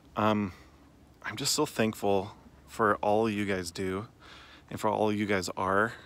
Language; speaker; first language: English; native; English